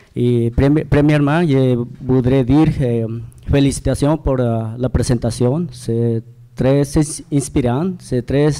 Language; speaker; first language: French; non-native, learner; Spanish